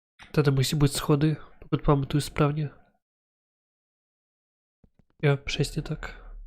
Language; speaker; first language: Czech; non-native, learner; Ukrainian